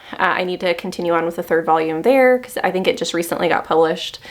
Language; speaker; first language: English; native; English